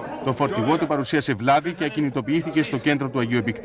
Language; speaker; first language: Greek; native; Greek